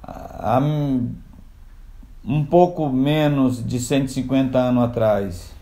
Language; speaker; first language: Portuguese; non-native, local second language; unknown